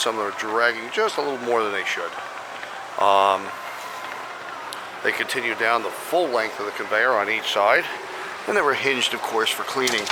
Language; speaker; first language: English; native; English